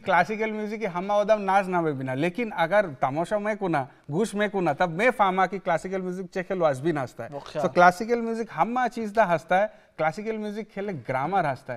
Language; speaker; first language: Persian; non-native, learner; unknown